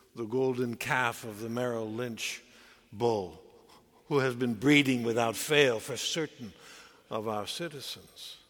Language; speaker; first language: English; native; English